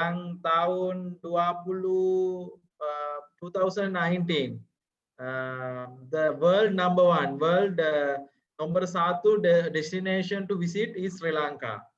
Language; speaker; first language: English; non-native, fluent; Sinhala